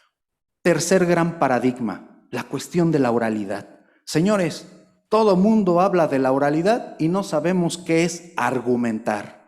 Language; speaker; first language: Spanish; native; Spanish